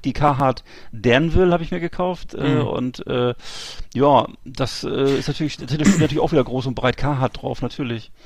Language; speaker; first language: German; native; German